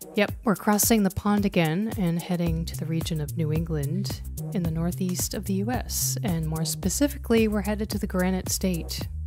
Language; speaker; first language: English; native; English